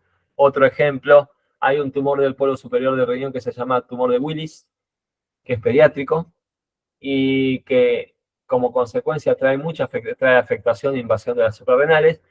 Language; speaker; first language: Spanish; native; Spanish